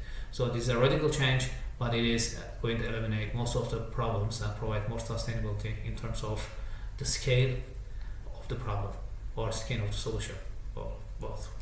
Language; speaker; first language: English; non-native, fluent; Turkish